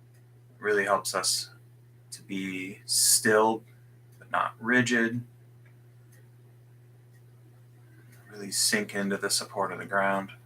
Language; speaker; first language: English; native; English